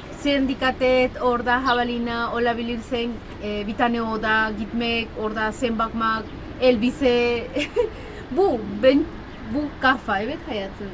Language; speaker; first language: Turkish; non-native, learner; Spanish